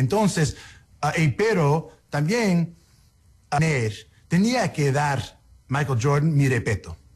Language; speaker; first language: Spanish; non-native, learner; English